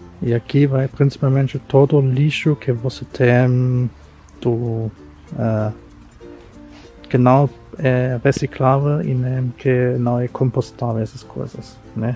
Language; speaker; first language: Portuguese; non-native, fluent; German